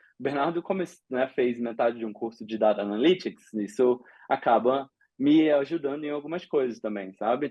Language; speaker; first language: Portuguese; native; Portuguese